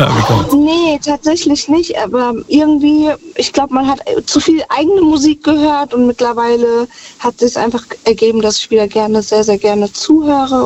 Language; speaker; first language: German; native; German